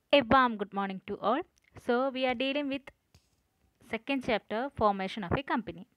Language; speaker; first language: English; non-native, local second language; Malayalam